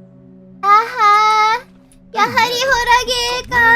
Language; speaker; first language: Japanese; non-native, fluent; English